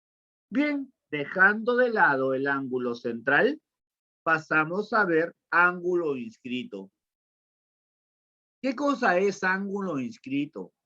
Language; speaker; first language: Spanish; native; Spanish